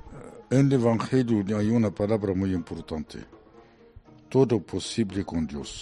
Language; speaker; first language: Spanish; non-native, fluent; Arabic